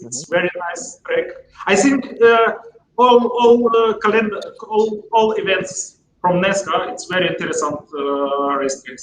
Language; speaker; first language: English; non-native, learner; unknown